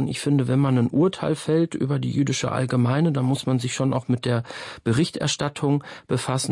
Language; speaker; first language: German; native; German